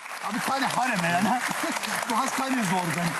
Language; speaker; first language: German; non-native, fluent; Kurdish